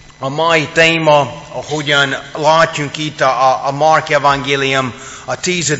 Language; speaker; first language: Hungarian; non-native, fluent; English